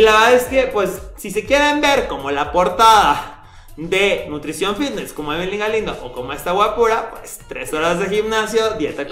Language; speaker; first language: Spanish; native; Spanish